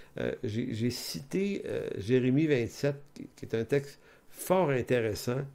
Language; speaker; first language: French; native; French